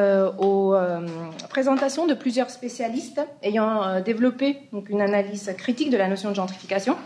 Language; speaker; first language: French; native; French